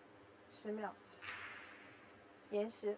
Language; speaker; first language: Chinese; native; Chinese